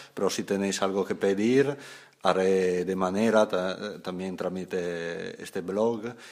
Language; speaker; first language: Spanish; non-native, fluent; Italian